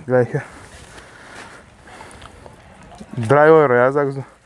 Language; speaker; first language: German; non-native, learner; Russian